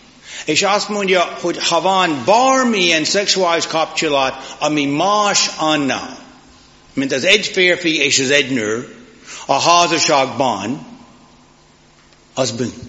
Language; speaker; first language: Hungarian; non-native, fluent; English